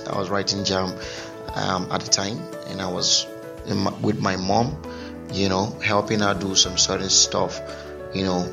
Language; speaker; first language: English; non-native, local second language; Igbo